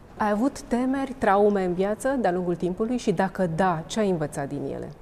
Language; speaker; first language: Romanian; native; Romanian